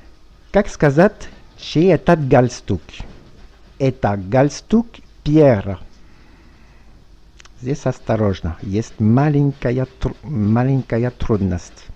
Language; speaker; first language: Russian; non-native, fluent; French